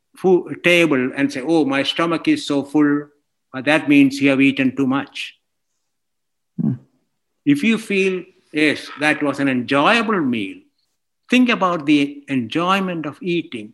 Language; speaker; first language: English; non-native, local second language; Malayalam